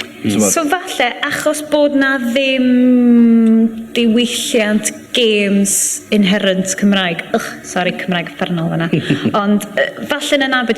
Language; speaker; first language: Welsh; native; Welsh